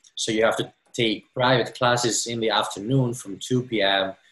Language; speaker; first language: English; non-native, fluent; Greek